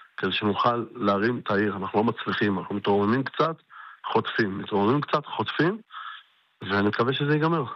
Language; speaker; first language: Hebrew; native; Hebrew